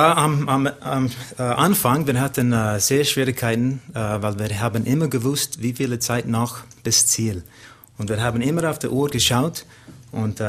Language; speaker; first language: German; non-native, learner; English